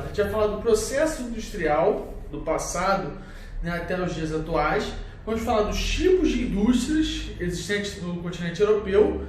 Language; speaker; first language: Portuguese; native; Portuguese